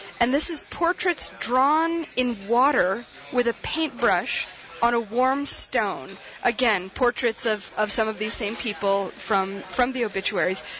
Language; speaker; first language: English; native; English